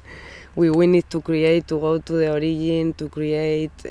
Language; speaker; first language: English; non-native, learner; Spanish